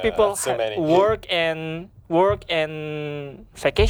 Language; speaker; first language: English; non-native, learner; Indonesian